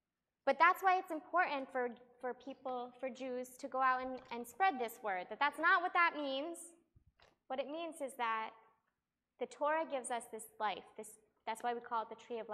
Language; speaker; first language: English; native; English